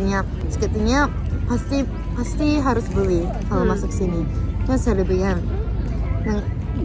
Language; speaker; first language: Indonesian; non-native, learner; Japanese